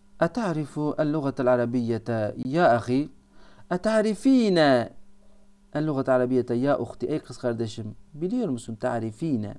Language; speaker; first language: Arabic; non-native, fluent; Turkish